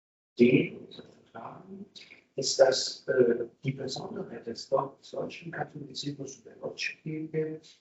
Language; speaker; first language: German; non-native, fluent; Italian